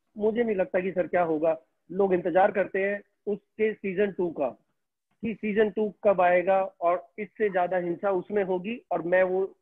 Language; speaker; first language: Hindi; native; Hindi